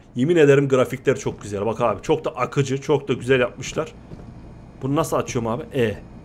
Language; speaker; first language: Turkish; early bilingual, heritage; Turkish